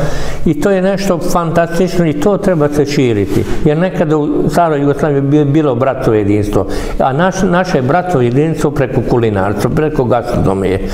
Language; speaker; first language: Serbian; non-native, local second language; Hungarian